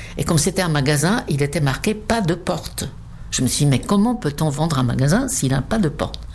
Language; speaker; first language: French; non-native, fluent; Czech